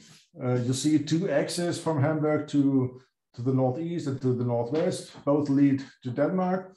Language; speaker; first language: English; non-native, fluent; German